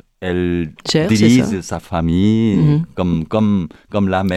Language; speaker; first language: French; non-native, learner; Korean